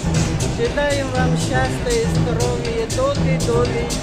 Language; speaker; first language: Russian; non-native, learner; Mongolian